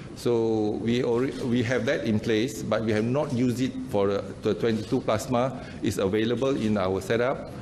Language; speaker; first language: English; non-native, local second language; Malay